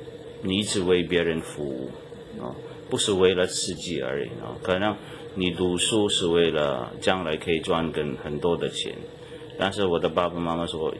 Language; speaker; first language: Chinese; non-native, fluent; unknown